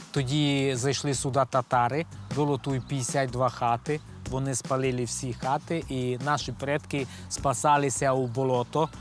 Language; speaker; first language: Ukrainian; non-native, local second language; Hungarian